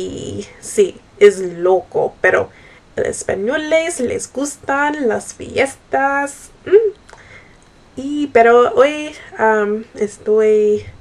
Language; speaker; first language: Spanish; non-native, learner; English